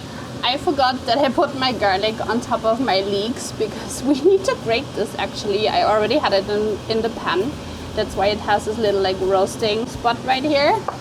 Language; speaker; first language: English; non-native, fluent; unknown